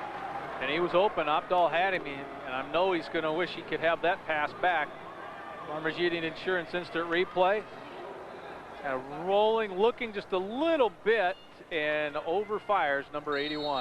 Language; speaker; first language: English; native; English